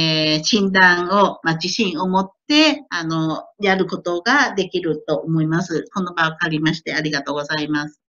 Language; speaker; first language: Japanese; non-native, fluent; Thai